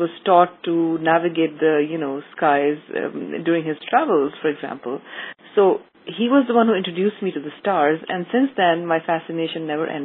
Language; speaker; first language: English; non-native, local second language; Urdu